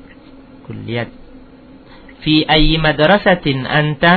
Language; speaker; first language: Arabic; non-native, fluent; Indonesian